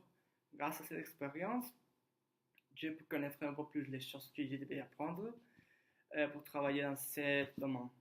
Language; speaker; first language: French; non-native, learner; Spanish